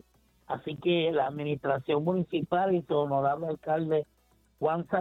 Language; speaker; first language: Spanish; native; Spanish